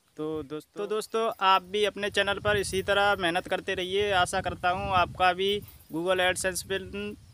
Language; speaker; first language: Hindi; native; Hindi